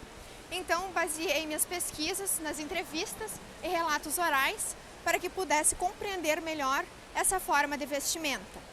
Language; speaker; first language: Portuguese; native; Portuguese